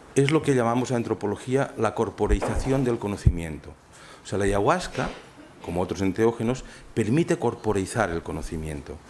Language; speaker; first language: Spanish; non-native, local second language; Catalan